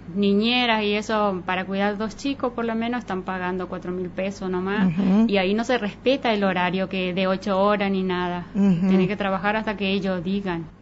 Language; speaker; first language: Spanish; native; Spanish